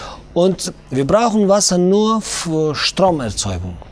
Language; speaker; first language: German; non-native, fluent; Tajik